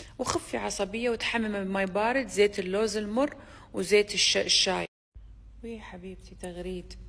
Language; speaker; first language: Arabic; native; Arabic